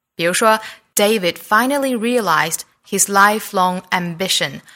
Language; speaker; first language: English; non-native, fluent; Chinese